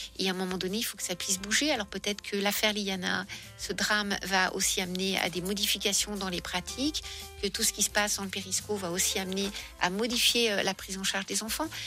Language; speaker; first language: French; native; French